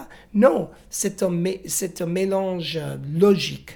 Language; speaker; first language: French; non-native, fluent; English